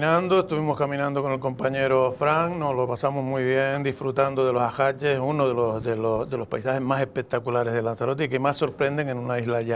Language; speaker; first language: Spanish; native; Spanish